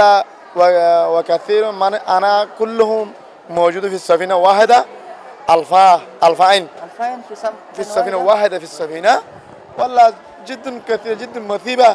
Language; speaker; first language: Arabic; non-native, learner; Rohingya